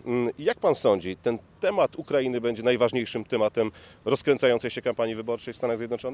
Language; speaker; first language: Polish; native; Polish